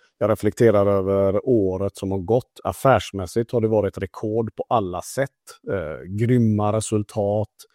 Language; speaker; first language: Swedish; early bilingual, other home language; Italian